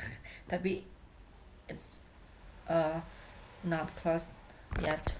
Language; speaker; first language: English; non-native, learner; Indonesian